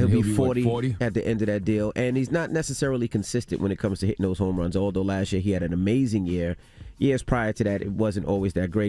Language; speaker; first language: English; native; English